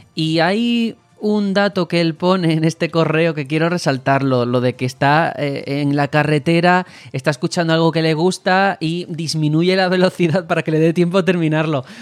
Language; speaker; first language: Spanish; native; Spanish